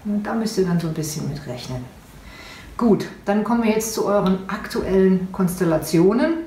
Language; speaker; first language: German; native; German